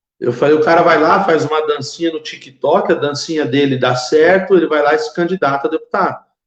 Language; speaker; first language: Portuguese; native; Portuguese